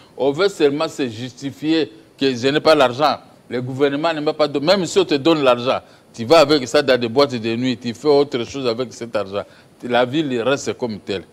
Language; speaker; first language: French; non-native, local second language; Lingala